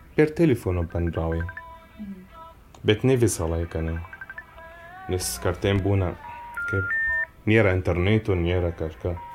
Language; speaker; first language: Lithuanian; non-native, learner; Arabic